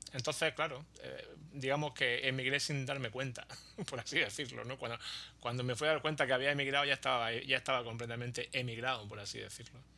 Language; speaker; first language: Spanish; native; Spanish